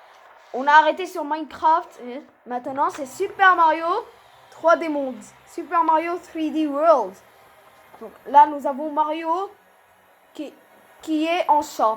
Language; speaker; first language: French; native; French